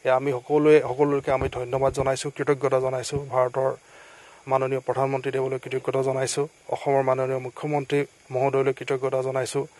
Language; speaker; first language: Assamese; native; Assamese